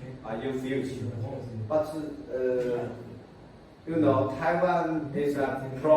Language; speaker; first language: English; non-native, fluent; Chinese